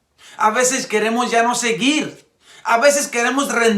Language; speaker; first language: Spanish; native; Spanish